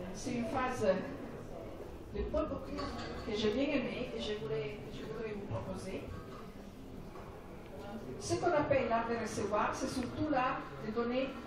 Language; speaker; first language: French; non-native, fluent; Italian